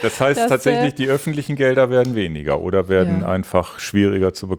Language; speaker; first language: German; native; German